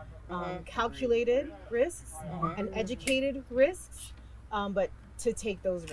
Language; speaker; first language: English; native; English